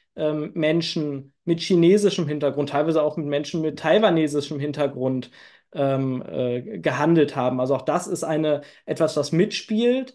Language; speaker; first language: German; native; German